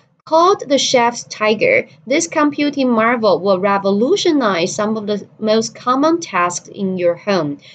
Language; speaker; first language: English; non-native, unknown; Chinese